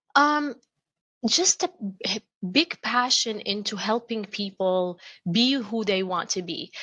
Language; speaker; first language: English; non-native, fluent; Arabic